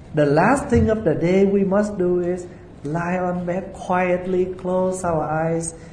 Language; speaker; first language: English; non-native, fluent; Vietnamese